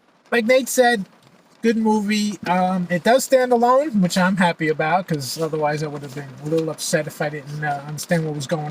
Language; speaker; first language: English; native; English